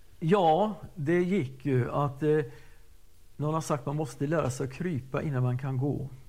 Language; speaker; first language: Swedish; native; Swedish